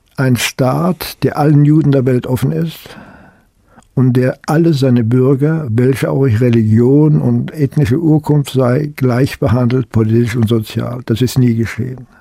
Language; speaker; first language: German; native; German